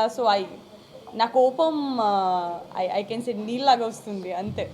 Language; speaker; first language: Telugu; non-native, learner; Gujarati